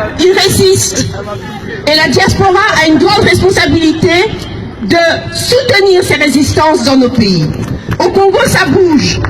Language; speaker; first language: French; early bilingual, other home language; Lingala